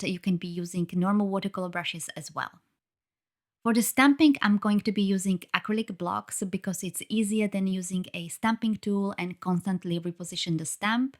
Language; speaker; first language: English; non-native, fluent; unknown